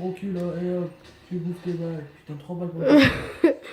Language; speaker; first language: French; native; French